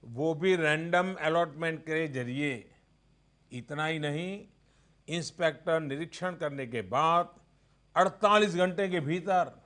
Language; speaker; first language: Hindi; non-native, local second language; Gujarati